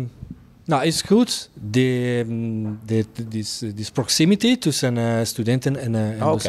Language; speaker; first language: Dutch; non-native, learner; Italian